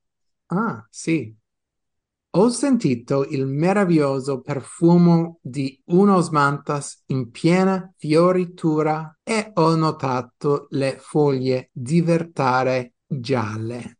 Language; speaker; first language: Italian; non-native, fluent; English